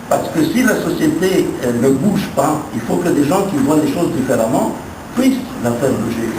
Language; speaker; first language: French; non-native, local second language; Arabic